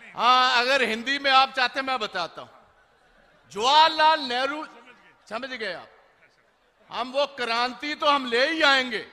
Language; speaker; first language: Hindi; non-native, local second language; Punjabi